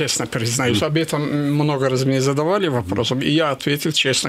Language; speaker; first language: Russian; non-native, local second language; Azerbaijani